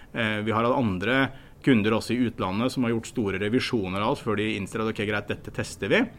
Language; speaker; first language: Norwegian; native; Norwegian